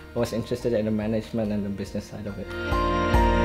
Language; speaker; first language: English; non-native, fluent; Indonesian